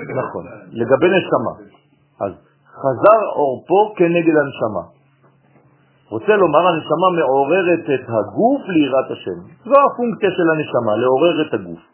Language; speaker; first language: Hebrew; non-native, fluent; French